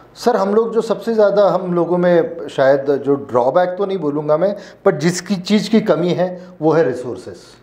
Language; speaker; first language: Hindi; non-native, local second language; Marathi